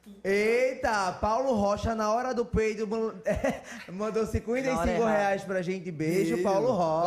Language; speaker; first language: Portuguese; native; Portuguese